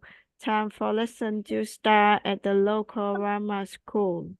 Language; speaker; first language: English; non-native, learner; Vietnamese